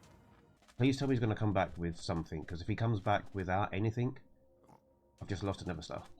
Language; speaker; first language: English; native; English